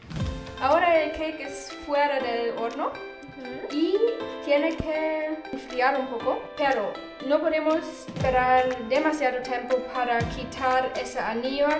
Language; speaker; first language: Spanish; non-native, fluent; German